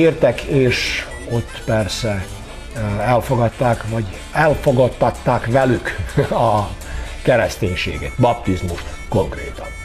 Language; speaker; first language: Hungarian; non-native, local second language; Serbian